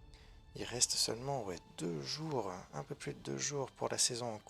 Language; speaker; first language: French; native; French